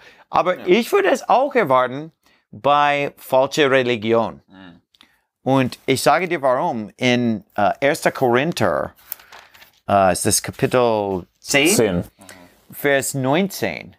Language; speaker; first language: German; non-native, learner; English